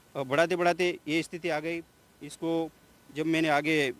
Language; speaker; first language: Hindi; native; Hindi